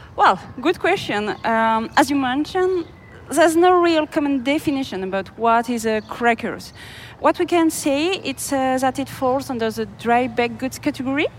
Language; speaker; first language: English; non-native, fluent; French